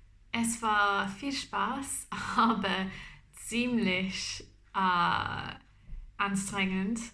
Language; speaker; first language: German; non-native, learner; English